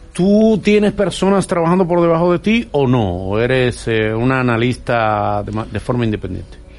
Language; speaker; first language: Spanish; native; Spanish